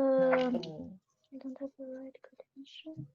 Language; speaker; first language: English; non-native, learner; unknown